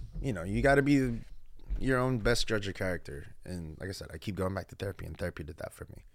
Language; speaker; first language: English; early bilingual, other home language; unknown